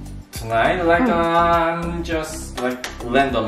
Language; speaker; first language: English; non-native, learner; Korean